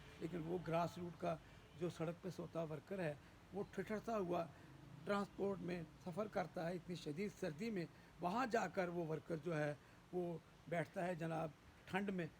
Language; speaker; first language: Urdu; non-native, local second language; Punjabi